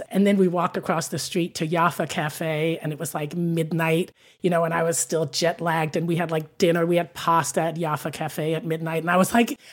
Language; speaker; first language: English; non-native, fluent; Danish